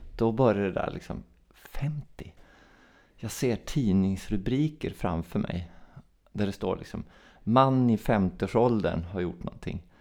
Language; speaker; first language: Swedish; native; Swedish